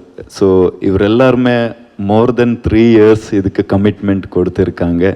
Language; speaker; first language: Tamil; non-native, learner; Kannada